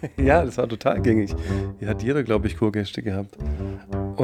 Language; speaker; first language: German; native; German